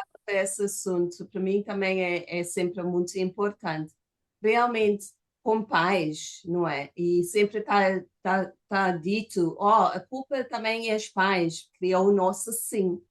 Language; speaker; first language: Portuguese; non-native, fluent; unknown